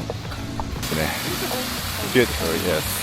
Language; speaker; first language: English; non-native, learner; Japanese